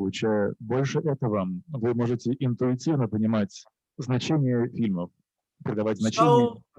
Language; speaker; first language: Russian; native; Russian